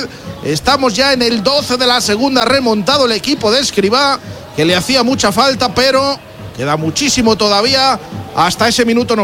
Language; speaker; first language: Spanish; native; Spanish